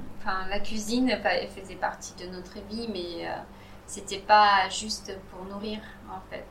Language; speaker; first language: French; non-native, fluent; Romanian